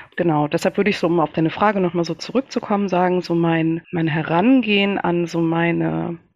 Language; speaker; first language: German; early bilingual, other home language; Kinyarwanda